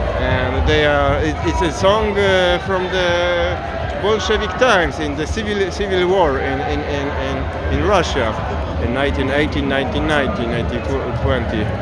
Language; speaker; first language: English; non-native, fluent; Polish